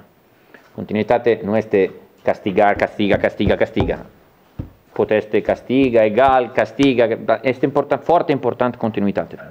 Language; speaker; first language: Romanian; non-native, learner; Italian